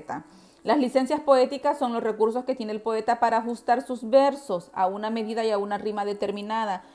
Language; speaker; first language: Spanish; native; Spanish